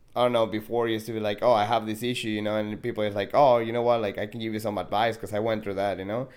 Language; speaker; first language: English; non-native, fluent; Spanish